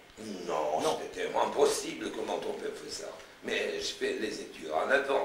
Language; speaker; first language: French; non-native, fluent; Romanian